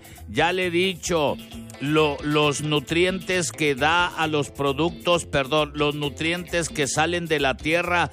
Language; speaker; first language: Spanish; native; Spanish